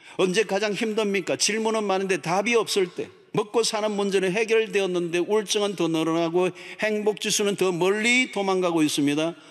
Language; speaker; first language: Korean; native; Korean